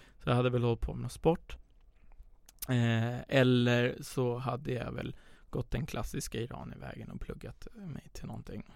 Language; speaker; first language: Swedish; early bilingual, other home language; Persian